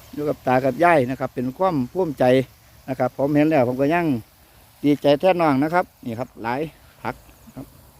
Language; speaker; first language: Thai; non-native, local second language; Northeastern Thai